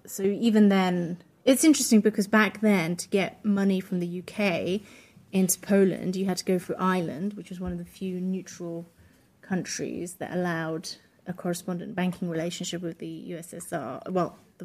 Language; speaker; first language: English; non-native, local second language; Polish